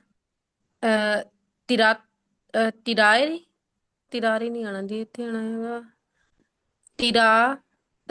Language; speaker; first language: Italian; non-native, learner; Punjabi